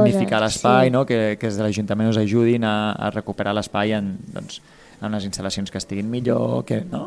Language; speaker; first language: Catalan; native; Catalan